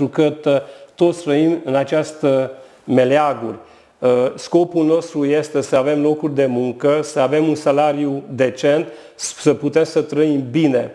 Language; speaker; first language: Romanian; non-native, local second language; Hungarian